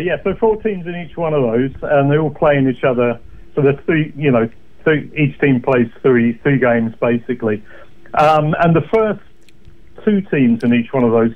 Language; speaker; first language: English; native; English